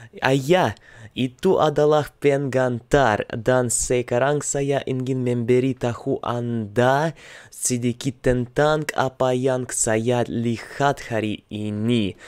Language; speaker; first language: Indonesian; non-native, learner; Russian